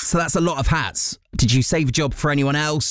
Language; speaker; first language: English; native; English